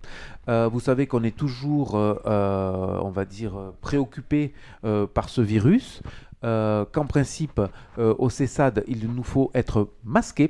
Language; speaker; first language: French; native; French